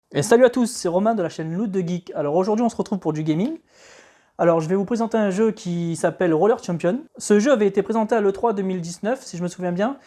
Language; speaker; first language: French; native; French